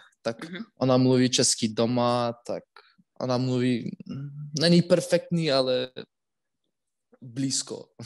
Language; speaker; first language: Czech; non-native, learner; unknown